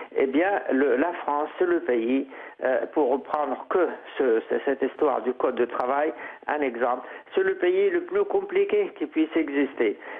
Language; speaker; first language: French; non-native, fluent; Arabic